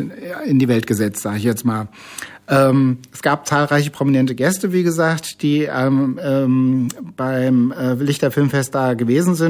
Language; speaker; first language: German; native; German